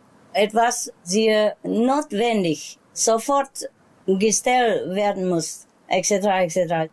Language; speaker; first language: German; non-native, learner; Vietnamese